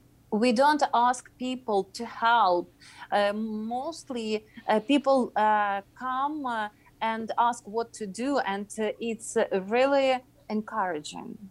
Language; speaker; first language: English; non-native, fluent; Ukrainian